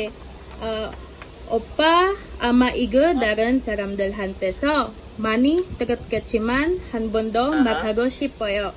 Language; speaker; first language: Korean; non-native, learner; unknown